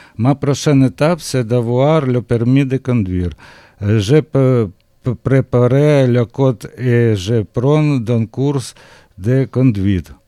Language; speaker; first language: French; non-native, learner; Ukrainian